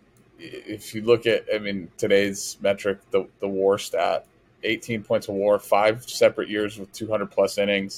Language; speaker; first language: English; native; English